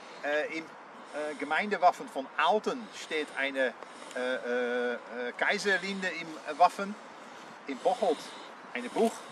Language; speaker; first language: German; non-native, learner; Dutch